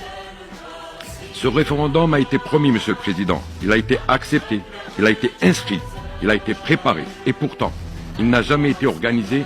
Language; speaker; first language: French; non-native, local second language; Arabic